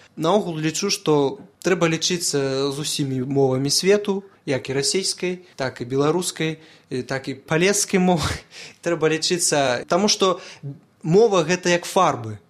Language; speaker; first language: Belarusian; non-native, local second language; Russian